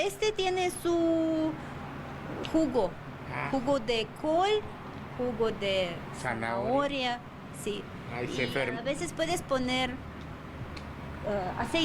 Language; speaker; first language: Spanish; non-native, learner; Russian